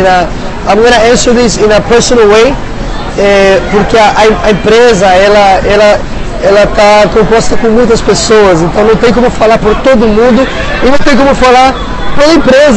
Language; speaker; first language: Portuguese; non-native, fluent; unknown